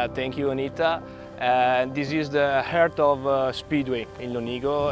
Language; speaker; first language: English; non-native, learner; Italian